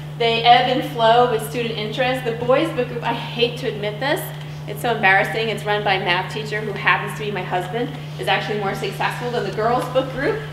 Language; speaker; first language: English; native; English